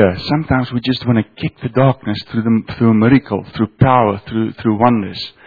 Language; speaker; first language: English; non-native, local second language; Afrikaans